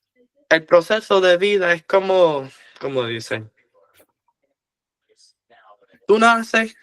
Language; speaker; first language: Spanish; early bilingual, heritage; Spanish